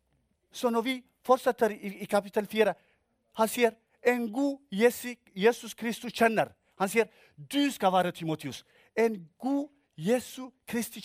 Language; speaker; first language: Norwegian; non-native, fluent; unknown